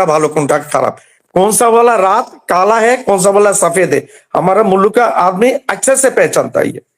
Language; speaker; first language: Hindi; non-native, learner; Bangla